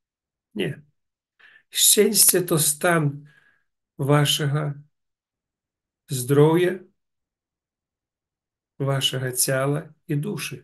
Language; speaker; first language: Polish; non-native, learner; Russian